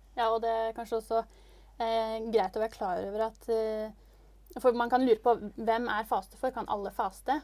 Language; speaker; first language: Norwegian; native; Norwegian